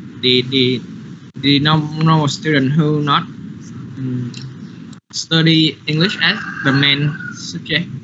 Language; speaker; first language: English; non-native, learner; Vietnamese